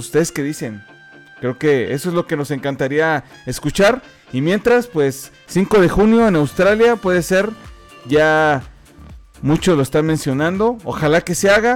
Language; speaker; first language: Spanish; native; Spanish